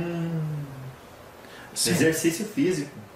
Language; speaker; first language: Italian; non-native, learner; Portuguese